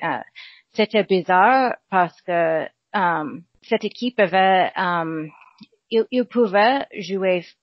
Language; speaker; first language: French; non-native, learner; English